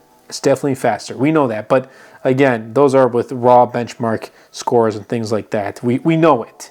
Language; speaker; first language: English; native; English